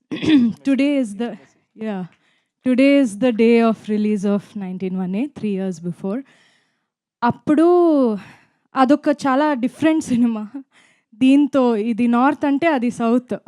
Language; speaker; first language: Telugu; non-native, fluent; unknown